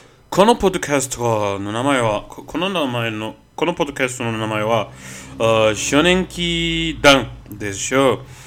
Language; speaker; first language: Japanese; non-native, learner; Portuguese